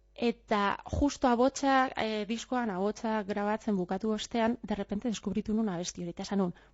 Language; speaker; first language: Basque; non-native, local second language; Spanish